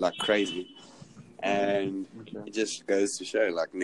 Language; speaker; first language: English; non-native, local second language; Afrikaans